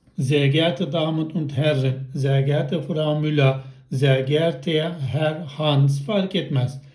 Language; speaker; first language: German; non-native, fluent; Turkish